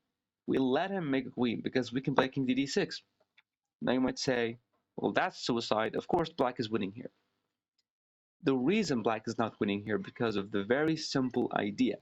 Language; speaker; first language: English; non-native, fluent; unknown